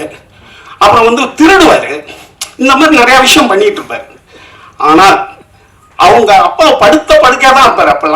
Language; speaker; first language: Tamil; native; Tamil